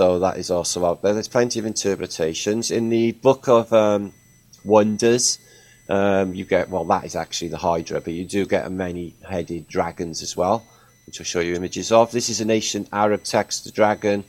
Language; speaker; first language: English; native; English